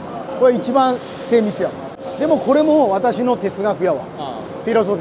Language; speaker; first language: Japanese; non-native, local second language; Chinese